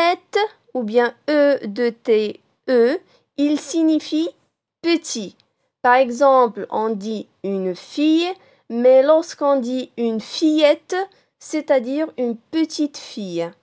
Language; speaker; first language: French; non-native, local second language; Arabic